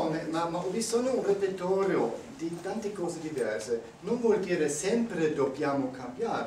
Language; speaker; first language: Italian; non-native, learner; German